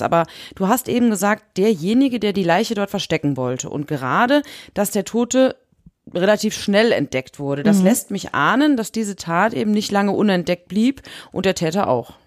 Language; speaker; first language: German; native; German